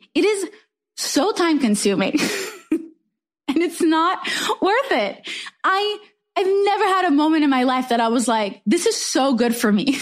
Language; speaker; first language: English; non-native, fluent; Hebrew